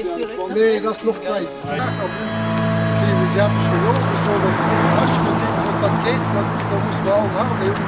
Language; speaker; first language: German; non-native, local second language; Luxembourgish